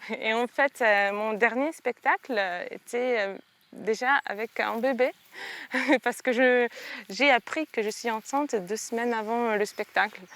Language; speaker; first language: French; non-native, fluent; Ukrainian